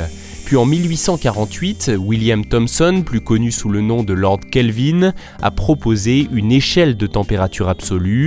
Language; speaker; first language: French; native; French